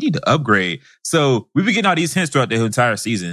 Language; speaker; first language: English; native; English